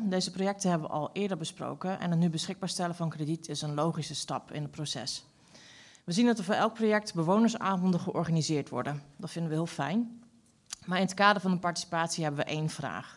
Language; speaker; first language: Dutch; native; Dutch